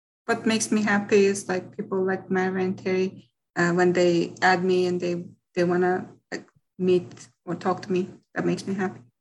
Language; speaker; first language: English; non-native, fluent; Turkish